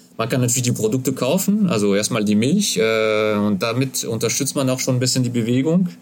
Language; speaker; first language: German; non-native, fluent; French